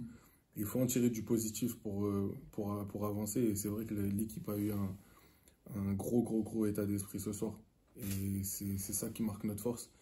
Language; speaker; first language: French; native; French